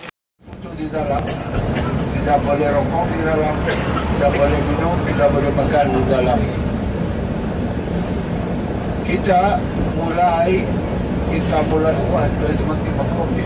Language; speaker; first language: Indonesian; non-native, learner; Hebrew